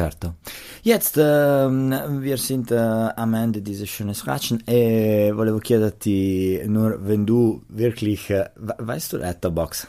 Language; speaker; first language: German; non-native, local second language; Italian